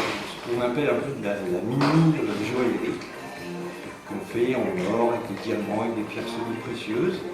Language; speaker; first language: French; native; French